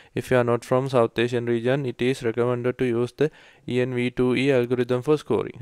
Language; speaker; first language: English; non-native, local second language; Sinhala